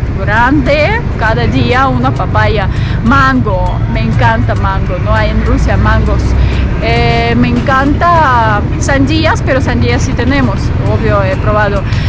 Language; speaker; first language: Spanish; non-native, fluent; Russian